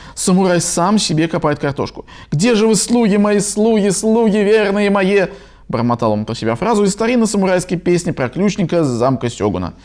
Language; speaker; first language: Russian; native; Russian